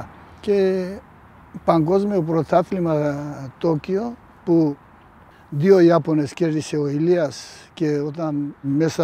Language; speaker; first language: Greek; non-native, fluent; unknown